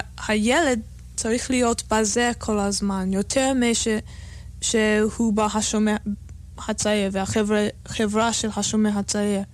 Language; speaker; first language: Hebrew; non-native, fluent; English